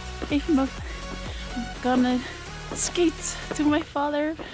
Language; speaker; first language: English; non-native, fluent; Dutch